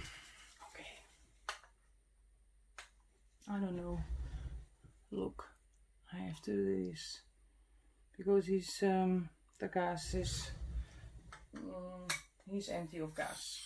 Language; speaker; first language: English; non-native, fluent; Dutch